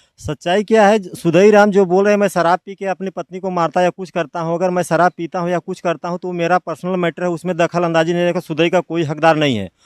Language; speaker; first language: Hindi; native; Hindi